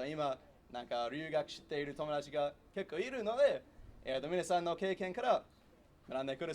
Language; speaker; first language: Japanese; non-native, learner; English